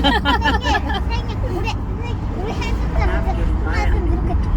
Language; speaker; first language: Korean; early bilingual, other home language; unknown